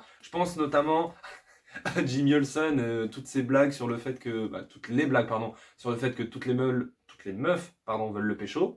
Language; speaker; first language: French; native; French